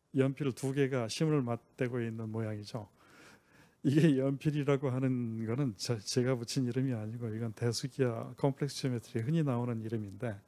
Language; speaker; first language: Korean; native; Korean